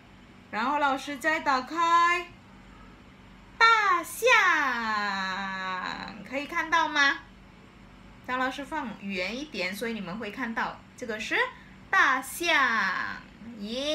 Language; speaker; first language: Chinese; non-native, fluent; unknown